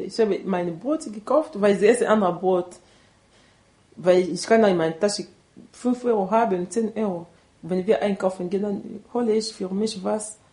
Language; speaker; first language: German; non-native, learner; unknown